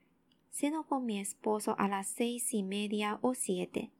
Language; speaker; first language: Spanish; non-native, learner; Japanese